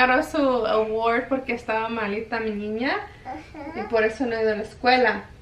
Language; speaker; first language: Spanish; early bilingual, heritage; Spanish